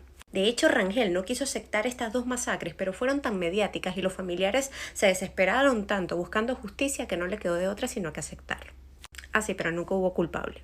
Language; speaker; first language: Spanish; native; Spanish